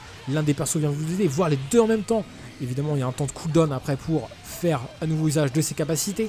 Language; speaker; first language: French; native; French